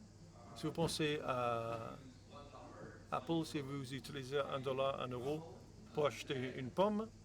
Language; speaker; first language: French; non-native, fluent; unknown